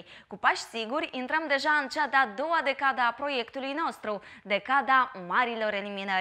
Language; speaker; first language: Romanian; native; Romanian